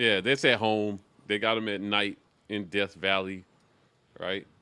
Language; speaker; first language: English; native; English